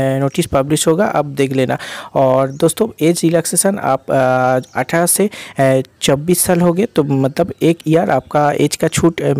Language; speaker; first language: Hindi; non-native, local second language; Bangla